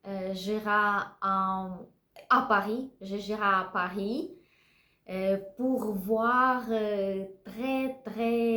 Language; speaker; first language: French; non-native, learner; Russian